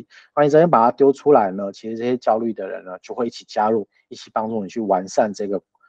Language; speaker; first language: Chinese; native; Chinese